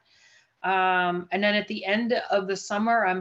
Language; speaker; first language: English; native; English